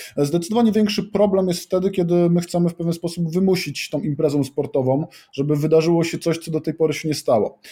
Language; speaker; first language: Polish; native; Polish